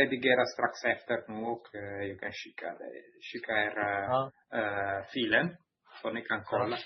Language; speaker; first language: Swedish; non-native, learner; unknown